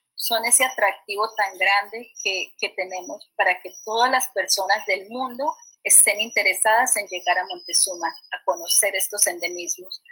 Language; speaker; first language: Spanish; native; Spanish